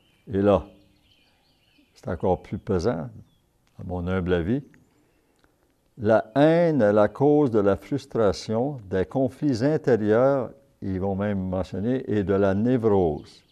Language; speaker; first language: French; native; French